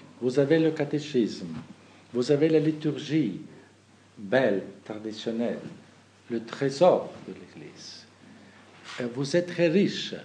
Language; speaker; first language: French; non-native, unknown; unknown